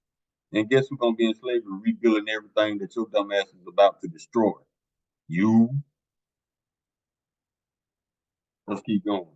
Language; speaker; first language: English; native; English